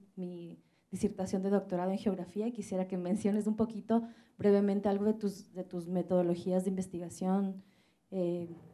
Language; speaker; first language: Spanish; native; Spanish